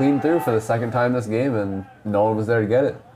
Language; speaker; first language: English; native; English